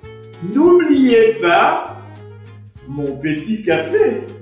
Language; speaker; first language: French; non-native, fluent; Portuguese